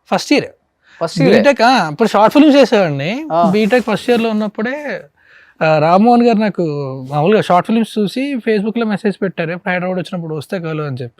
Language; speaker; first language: Telugu; native; Telugu